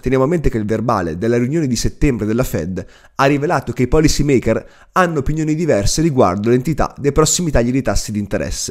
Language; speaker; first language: Italian; native; Italian